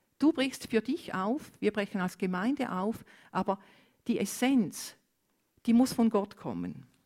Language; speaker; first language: German; non-native, fluent; Romanian